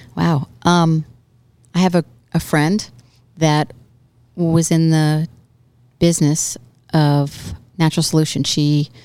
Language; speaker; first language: English; native; English